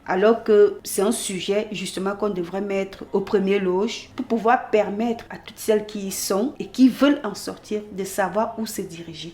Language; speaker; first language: French; native; French